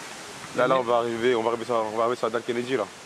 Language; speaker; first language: French; native; French